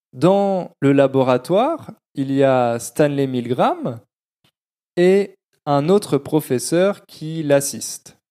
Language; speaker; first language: French; native; French